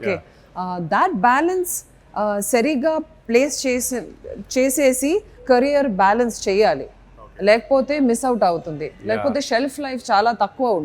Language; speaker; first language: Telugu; non-native, fluent; Malayalam